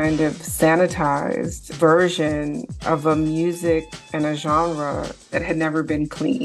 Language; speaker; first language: English; native; English